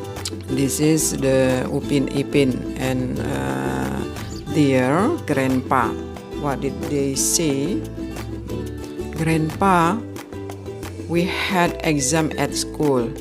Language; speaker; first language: English; non-native, fluent; Indonesian